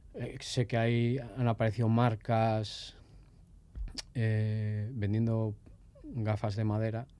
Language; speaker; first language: Spanish; native; Spanish